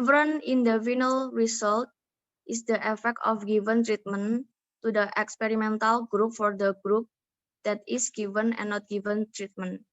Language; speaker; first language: English; non-native, learner; Indonesian